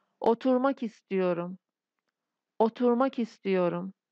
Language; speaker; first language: Turkish; non-native, fluent; Persian